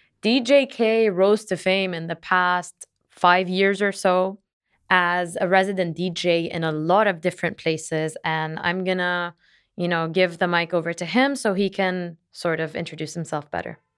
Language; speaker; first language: English; non-native, local second language; Arabic